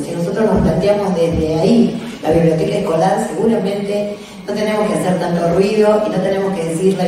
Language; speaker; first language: Spanish; native; Spanish